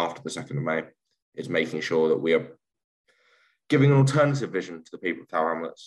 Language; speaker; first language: English; native; English